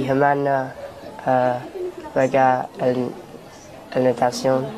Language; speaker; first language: Spanish; non-native, learner; English